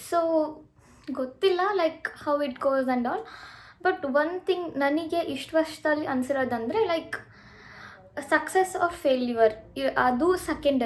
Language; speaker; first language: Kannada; native; Kannada